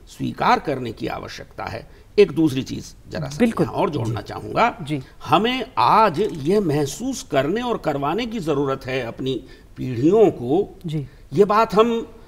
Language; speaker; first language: Hindi; native; Hindi